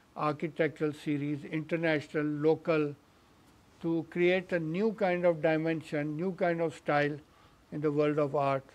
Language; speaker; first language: English; non-native, local second language; Urdu